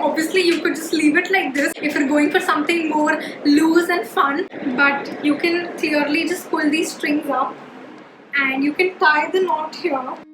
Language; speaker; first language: English; non-native, local second language; Hindi